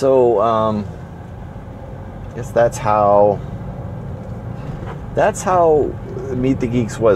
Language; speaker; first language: English; native; English